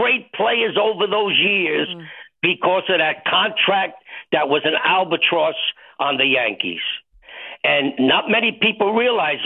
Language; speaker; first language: English; native; English